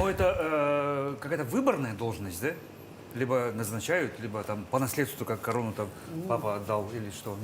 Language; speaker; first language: Russian; native; Russian